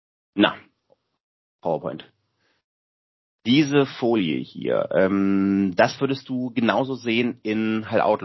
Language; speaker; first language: German; native; German